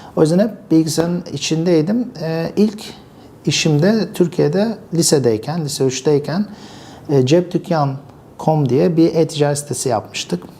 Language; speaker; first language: Turkish; early bilingual, other home language; English